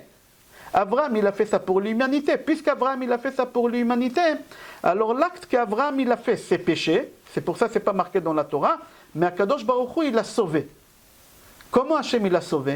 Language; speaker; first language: French; native; French